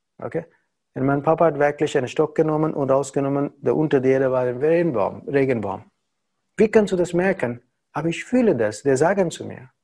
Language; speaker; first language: German; non-native, learner; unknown